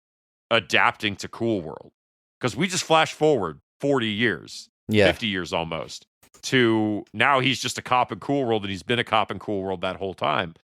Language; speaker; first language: English; native; English